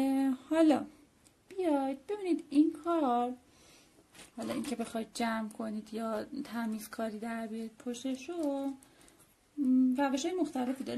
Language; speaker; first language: Persian; native; Persian